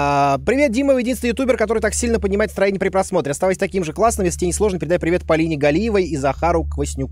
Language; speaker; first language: Russian; native; Russian